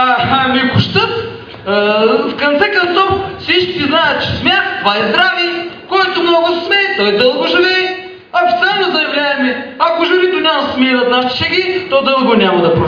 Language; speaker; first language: Bulgarian; early bilingual, heritage; Bulgarian